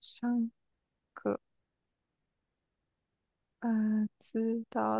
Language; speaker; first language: Chinese; non-native, learner; English